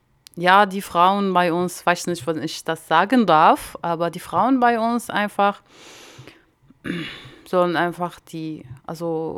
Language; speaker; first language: German; non-native, learner; Arabic